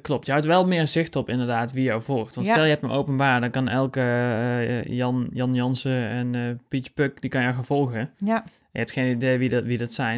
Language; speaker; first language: Dutch; native; Dutch